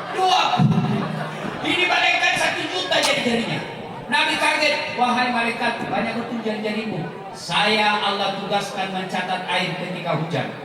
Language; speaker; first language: Indonesian; non-native, local second language; Buginese